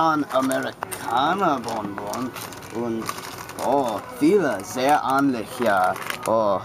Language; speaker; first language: German; non-native, learner; English